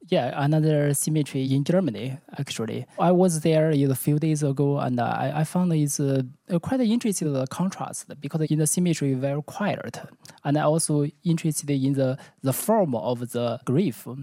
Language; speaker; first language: English; non-native, learner; Chinese